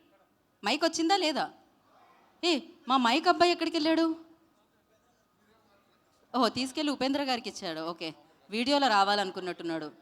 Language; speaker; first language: Telugu; native; Telugu